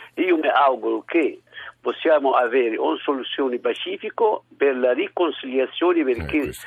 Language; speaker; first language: Italian; non-native, fluent; Arabic